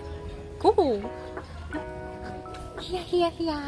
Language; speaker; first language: English; non-native, learner; Japanese